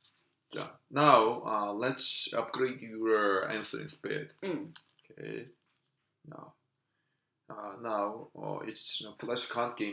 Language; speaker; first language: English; non-native, fluent; Korean